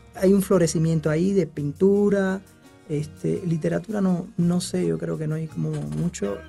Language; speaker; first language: Spanish; native; Spanish